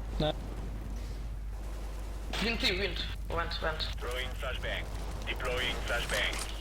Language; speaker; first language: English; non-native, learner; Polish